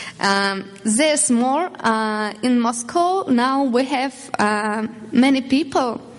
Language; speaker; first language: English; non-native, learner; Russian